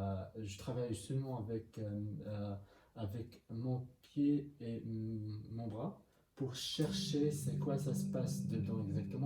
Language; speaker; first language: French; non-native, learner; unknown